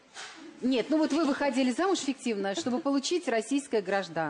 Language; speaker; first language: Russian; native; Russian